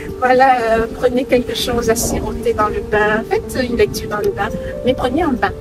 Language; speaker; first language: French; native; French